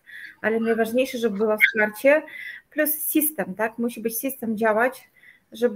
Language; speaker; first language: Polish; non-native, fluent; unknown